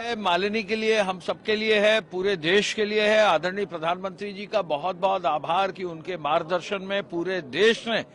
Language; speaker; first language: Hindi; native; Hindi